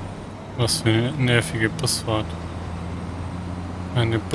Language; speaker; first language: German; native; German